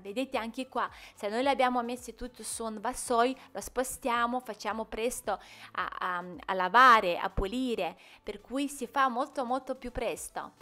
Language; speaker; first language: Italian; non-native, fluent; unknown